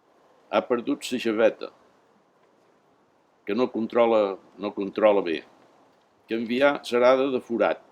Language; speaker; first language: Catalan; native; Catalan